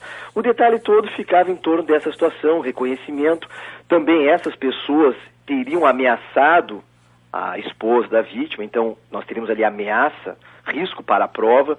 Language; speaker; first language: Portuguese; native; Portuguese